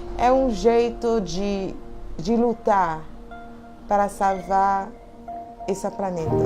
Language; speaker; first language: Portuguese; non-native, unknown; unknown